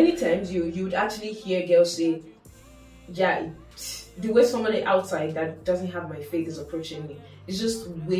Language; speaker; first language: English; non-native, local second language; Yoruba